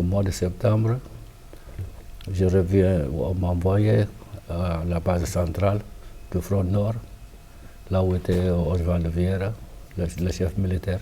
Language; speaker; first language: French; non-native, fluent; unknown